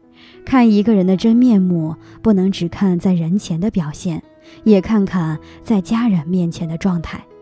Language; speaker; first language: Chinese; native; Chinese